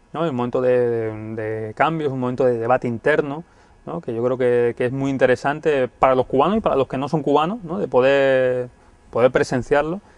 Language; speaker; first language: Spanish; native; Spanish